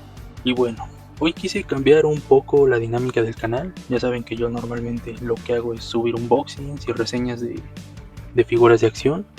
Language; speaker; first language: Spanish; native; Spanish